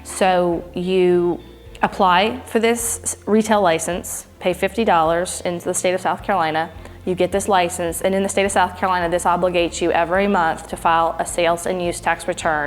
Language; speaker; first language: English; native; English